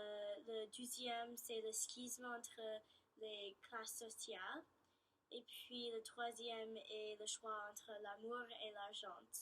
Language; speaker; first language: French; non-native, learner; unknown